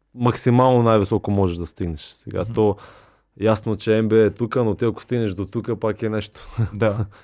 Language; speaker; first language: Bulgarian; native; Bulgarian